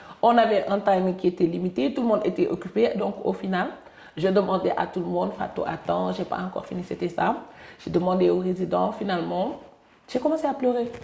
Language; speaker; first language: French; non-native, local second language; Wolof